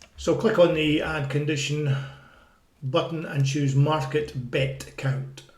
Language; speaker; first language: English; native; English